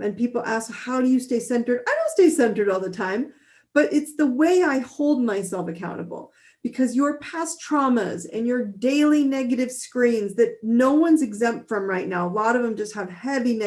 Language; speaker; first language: English; native; English